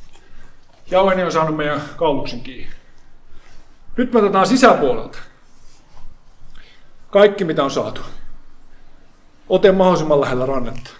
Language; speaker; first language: Finnish; native; Finnish